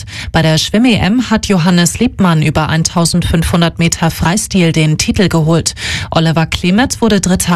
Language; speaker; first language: German; native; German